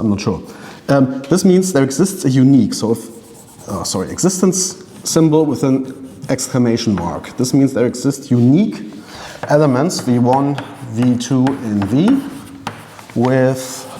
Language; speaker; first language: English; non-native, fluent; German